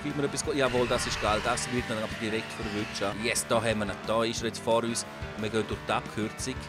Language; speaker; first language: German; native; German